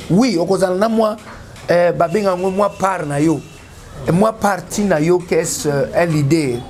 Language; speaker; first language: Lingala; native; Lingala